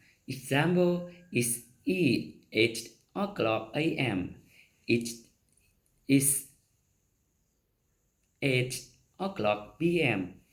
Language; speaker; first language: English; non-native, learner; Vietnamese